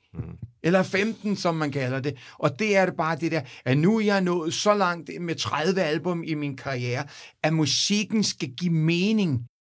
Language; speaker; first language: Danish; native; Danish